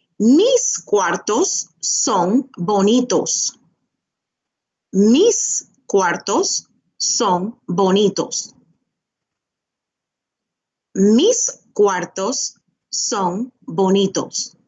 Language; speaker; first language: Spanish; non-native, fluent; English